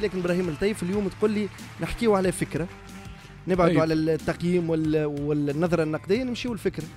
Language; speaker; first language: Arabic; native; Arabic